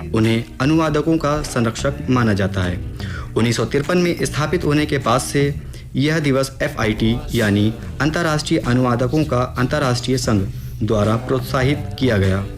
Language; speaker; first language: Hindi; native; Hindi